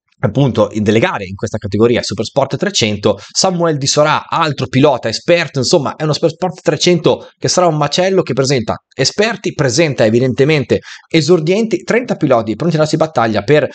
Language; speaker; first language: Italian; native; Italian